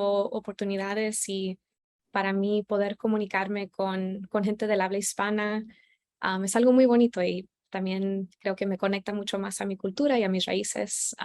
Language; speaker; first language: Spanish; early bilingual, heritage; Spanish